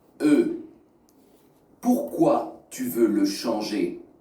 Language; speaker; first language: French; non-native, learner; Russian